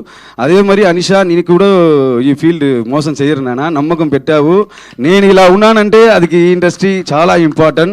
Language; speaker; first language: Telugu; early bilingual, other home language; Tamil